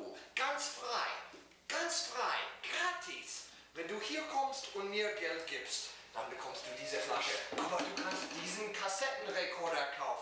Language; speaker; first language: German; non-native, learner; English